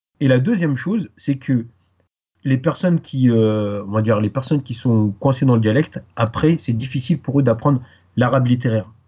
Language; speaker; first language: French; native; French